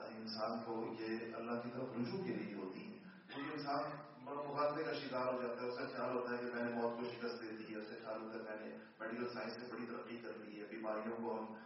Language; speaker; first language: Urdu; non-native, local second language; Pashto